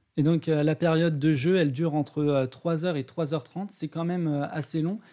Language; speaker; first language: French; native; French